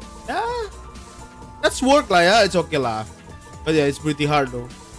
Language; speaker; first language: English; non-native, fluent; Indonesian